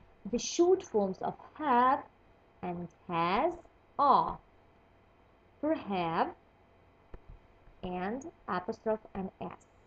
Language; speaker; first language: English; non-native, fluent; Lithuanian